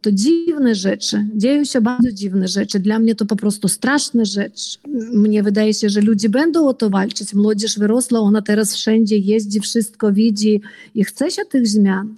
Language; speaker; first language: Polish; early bilingual, heritage; Polish